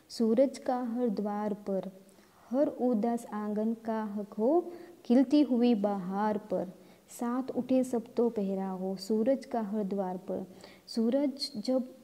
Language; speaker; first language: Hindi; non-native, local second language; Gamit